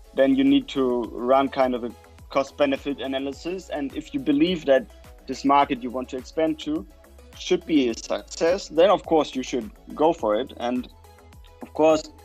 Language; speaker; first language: English; non-native, fluent; German